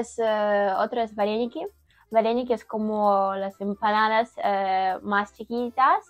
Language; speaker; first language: Spanish; non-native, learner; Ukrainian